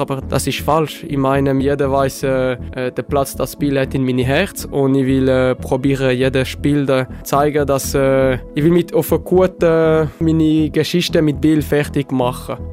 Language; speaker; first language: German; non-native, local second language; French